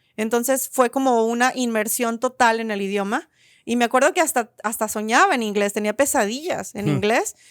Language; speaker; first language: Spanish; native; Spanish